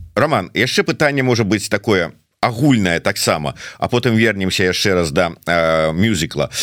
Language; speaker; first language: Belarusian; native; Belarusian